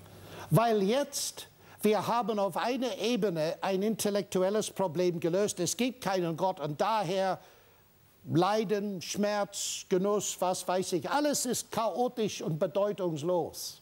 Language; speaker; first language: German; non-native, fluent; English